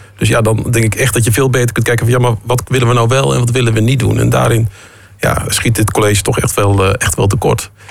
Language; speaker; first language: Dutch; native; Dutch